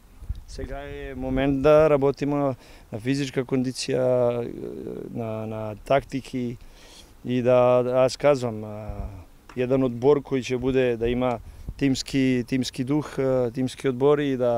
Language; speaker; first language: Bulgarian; non-native, learner; Serbian